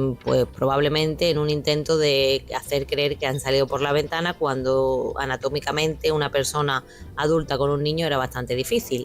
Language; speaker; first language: Spanish; native; Spanish